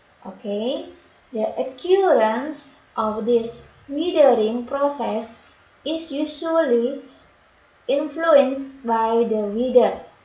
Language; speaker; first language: English; non-native, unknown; Indonesian